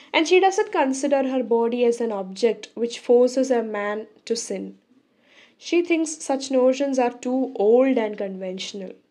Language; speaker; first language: English; non-native, local second language; Malayalam